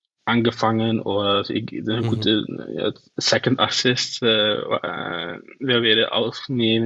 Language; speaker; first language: German; non-native, learner; Dutch